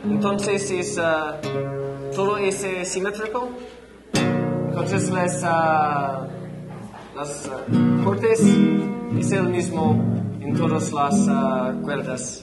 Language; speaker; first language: Spanish; non-native, learner; English